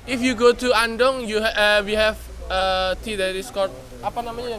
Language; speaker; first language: English; non-native, fluent; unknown